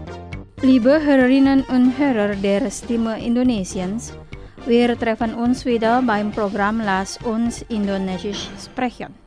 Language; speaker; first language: German; non-native, fluent; Indonesian